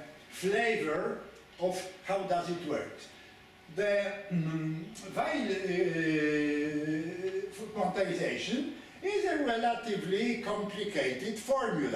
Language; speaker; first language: English; non-native, fluent; Polish